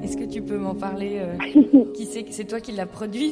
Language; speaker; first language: French; native; French